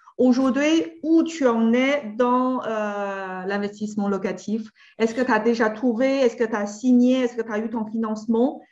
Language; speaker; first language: French; native; French